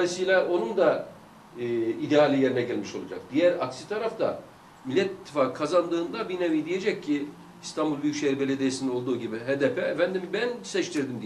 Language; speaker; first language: Turkish; native; Turkish